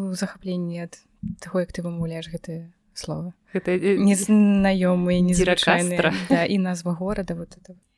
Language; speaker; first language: Belarusian; non-native, local second language; Russian